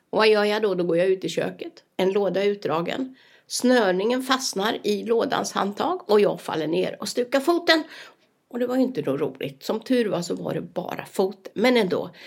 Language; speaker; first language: Swedish; native; Swedish